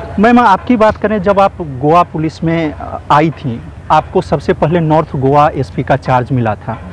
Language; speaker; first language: Hindi; native; Hindi